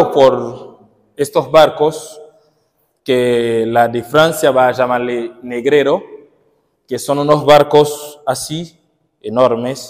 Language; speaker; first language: Spanish; non-native, fluent; Haitian Creole